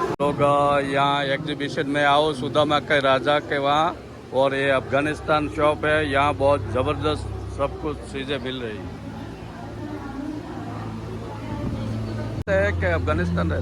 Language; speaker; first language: Hindi; non-native, local second language; Gujarati